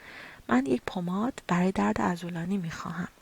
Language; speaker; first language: Persian; native; Persian